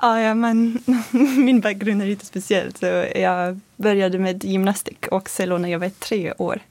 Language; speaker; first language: Swedish; non-native, learner; French